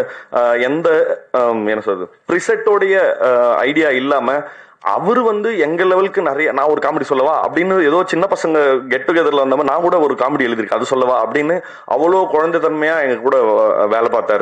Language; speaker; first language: Tamil; native; Tamil